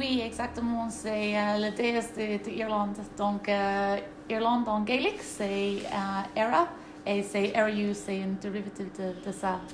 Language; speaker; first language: French; non-native, learner; English